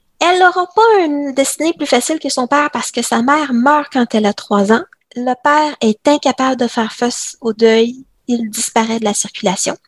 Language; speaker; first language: French; native; French